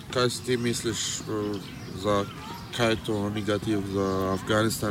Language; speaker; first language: Slovenian; non-native, learner; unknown